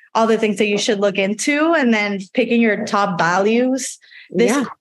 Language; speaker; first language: English; non-native, fluent; Spanish